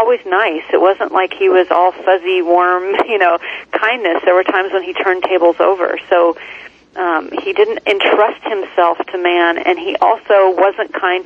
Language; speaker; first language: English; native; English